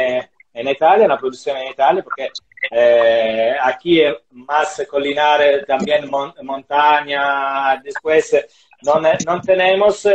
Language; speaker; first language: Spanish; non-native, learner; Italian